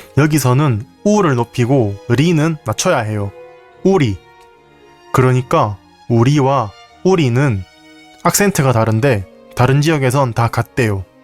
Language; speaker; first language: Korean; native; Korean